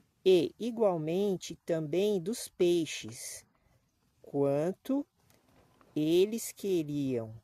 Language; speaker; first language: Portuguese; native; Portuguese